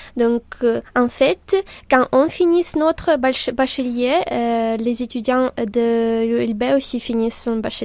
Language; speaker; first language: French; non-native, learner; Ukrainian